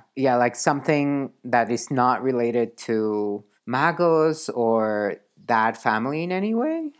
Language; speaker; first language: English; non-native, fluent; Spanish